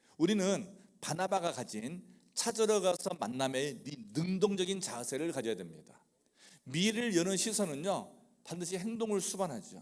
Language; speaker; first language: Korean; native; Korean